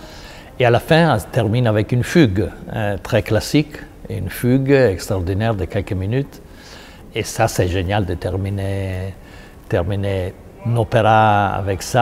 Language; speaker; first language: French; non-native, fluent; Italian